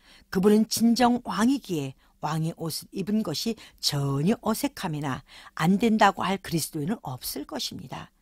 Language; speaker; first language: Korean; native; Korean